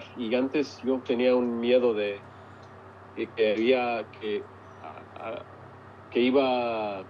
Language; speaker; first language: Spanish; early bilingual, heritage; English